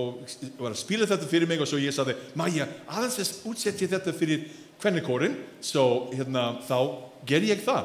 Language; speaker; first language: Icelandic; non-native, fluent; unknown